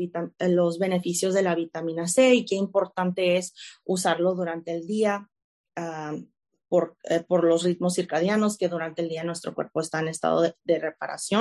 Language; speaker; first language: Spanish; early bilingual, heritage; Spanish